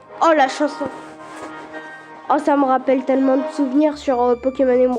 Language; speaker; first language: French; native; French